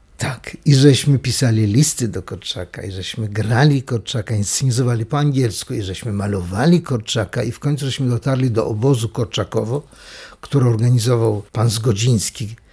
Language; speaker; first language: Polish; native; Polish